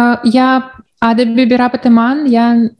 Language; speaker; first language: Indonesian; non-native, learner; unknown